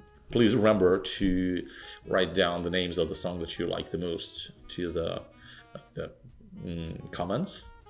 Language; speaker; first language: English; non-native, fluent; Russian